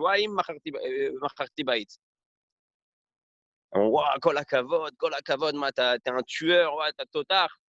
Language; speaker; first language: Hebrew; non-native, fluent; French